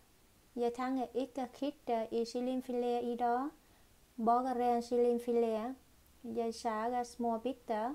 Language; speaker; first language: Norwegian; non-native, learner; Vietnamese